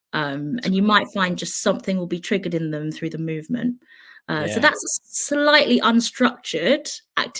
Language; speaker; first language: English; native; English